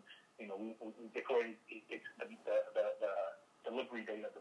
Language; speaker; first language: English; non-native, local second language; Igbo